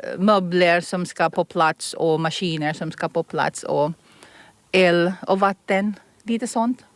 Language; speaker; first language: Swedish; non-native, fluent; Filipino